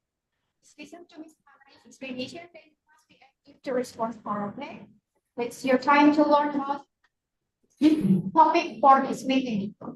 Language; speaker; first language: English; non-native, fluent; Indonesian